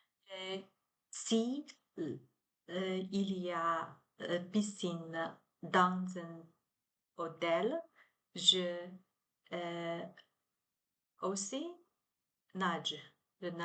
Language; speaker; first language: French; non-native, learner; Chinese